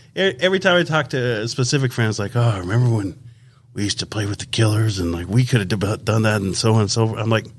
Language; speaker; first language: English; native; English